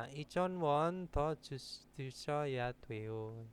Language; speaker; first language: Korean; non-native, fluent; Indonesian